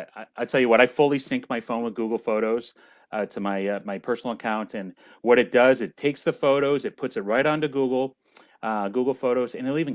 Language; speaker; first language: English; native; English